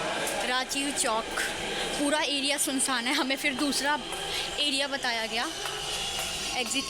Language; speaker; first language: Hindi; native; Hindi